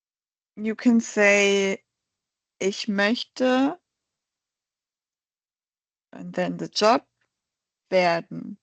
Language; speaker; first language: German; non-native, fluent; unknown